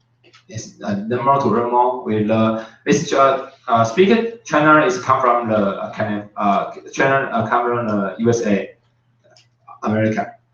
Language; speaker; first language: English; non-native, learner; Chinese